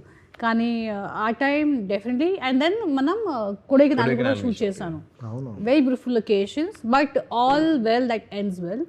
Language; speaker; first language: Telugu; non-native, learner; Hindi